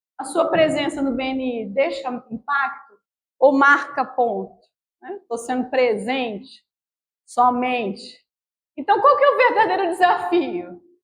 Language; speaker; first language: Portuguese; native; Portuguese